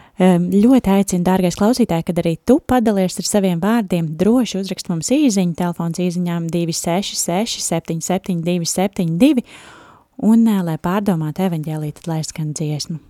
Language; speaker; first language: Latvian; native; Latvian